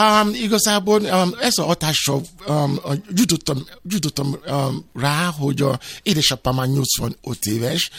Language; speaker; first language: Hungarian; non-native, fluent; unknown